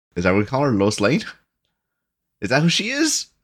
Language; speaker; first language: English; early bilingual, other home language; Spanish